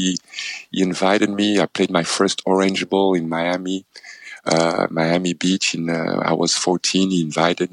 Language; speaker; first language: English; non-native, local second language; French